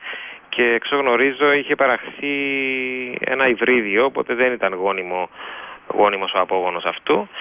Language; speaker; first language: Greek; native; Greek